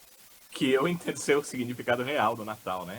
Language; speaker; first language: Portuguese; native; Portuguese